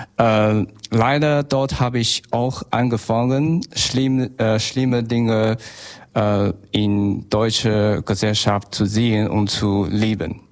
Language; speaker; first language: German; non-native, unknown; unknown